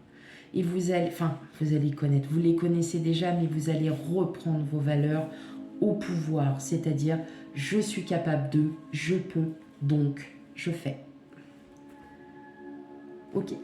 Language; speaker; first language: French; native; French